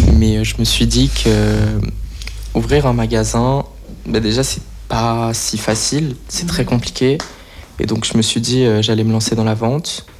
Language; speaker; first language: French; early bilingual, other home language; Portuguese